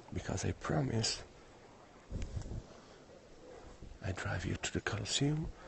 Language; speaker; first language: English; non-native, fluent; Italian